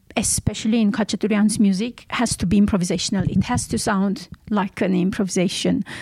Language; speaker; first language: English; non-native, fluent; Armenian